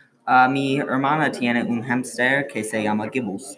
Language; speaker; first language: Spanish; non-native, learner; English